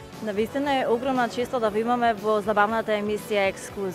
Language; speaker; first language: Macedonian; native; Macedonian